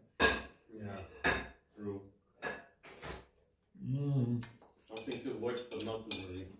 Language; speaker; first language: English; non-native, fluent; Dutch